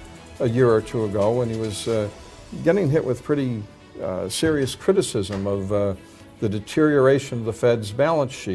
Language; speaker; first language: English; native; English